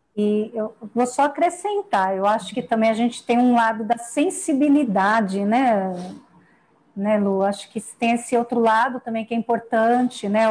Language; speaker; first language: Portuguese; native; Portuguese